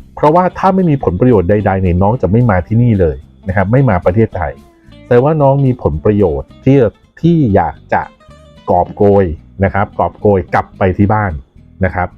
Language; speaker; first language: Thai; native; Thai